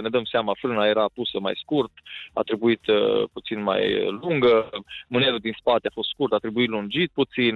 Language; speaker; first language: Romanian; native; Romanian